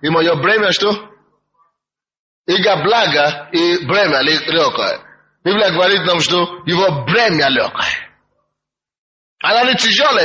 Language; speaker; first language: Russian; non-native, fluent; Yoruba